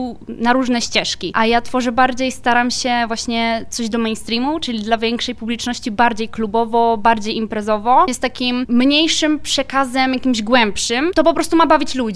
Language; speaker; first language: Polish; native; Polish